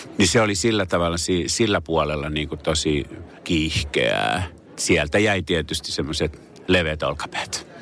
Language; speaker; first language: Finnish; native; Finnish